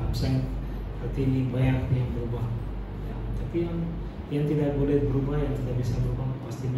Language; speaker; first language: Indonesian; non-native, fluent; Portuguese